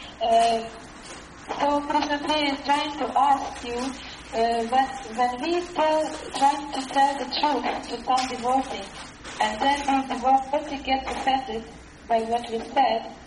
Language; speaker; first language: English; non-native, learner; Russian